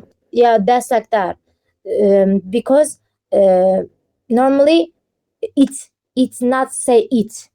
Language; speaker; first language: English; non-native, learner; Turkish